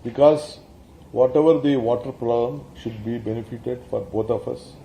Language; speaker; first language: English; non-native, local second language; Kannada